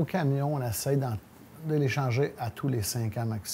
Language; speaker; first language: French; native; French